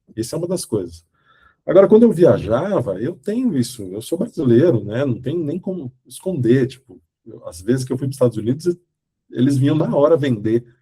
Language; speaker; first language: Portuguese; native; Portuguese